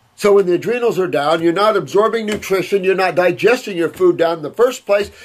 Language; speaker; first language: English; native; English